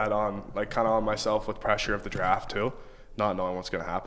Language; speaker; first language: English; native; English